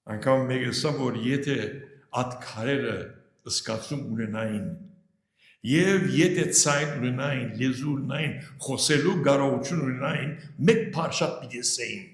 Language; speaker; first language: Armenian; early bilingual, heritage; Armenian